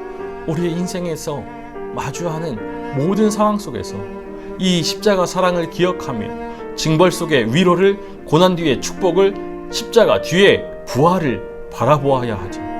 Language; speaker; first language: Korean; native; Korean